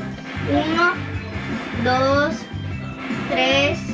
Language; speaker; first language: Spanish; native; Spanish